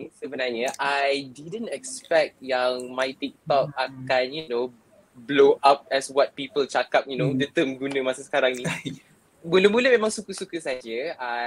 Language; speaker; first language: English; non-native, local second language; Malay